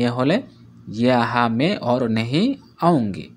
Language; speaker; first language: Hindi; non-native, learner; Bangla